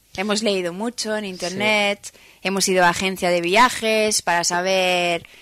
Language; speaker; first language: Spanish; non-native, fluent; Dutch